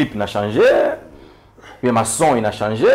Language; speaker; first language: French; non-native, local second language; Swahili